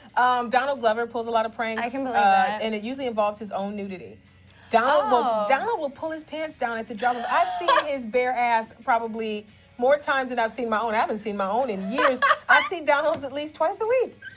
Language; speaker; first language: English; native; English